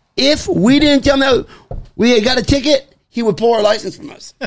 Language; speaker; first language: English; native; English